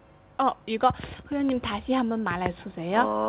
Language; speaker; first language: Korean; non-native, fluent; Chinese